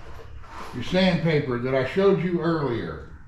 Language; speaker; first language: English; native; English